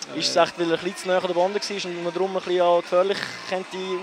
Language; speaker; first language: German; native; German